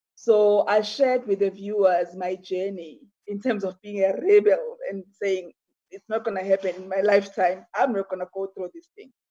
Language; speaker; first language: English; non-native, local second language; Zulu